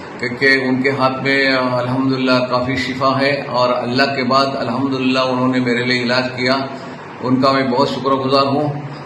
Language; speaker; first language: Urdu; non-native, local second language; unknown